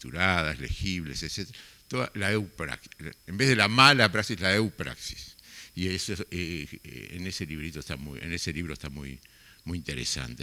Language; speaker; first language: Spanish; native; Spanish